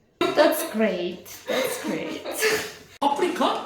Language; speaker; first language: English; non-native, fluent; Ukrainian